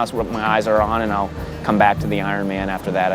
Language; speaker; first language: English; native; English